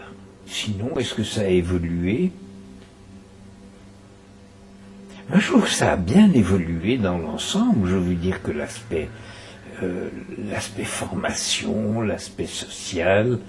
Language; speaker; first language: French; native; French